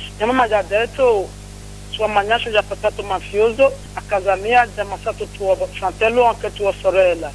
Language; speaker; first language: Italian; non-native, learner; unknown